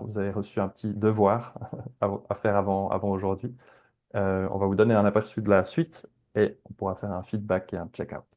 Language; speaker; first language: French; native; French